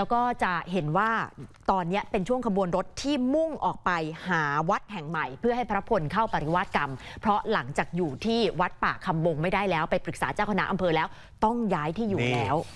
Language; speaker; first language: Thai; native; Thai